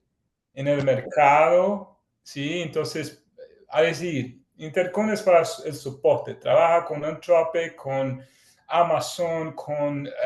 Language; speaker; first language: Spanish; non-native, fluent; Portuguese